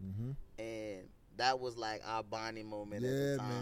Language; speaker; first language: English; non-native, local second language; Yoruba